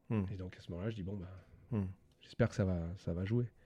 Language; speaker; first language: French; native; French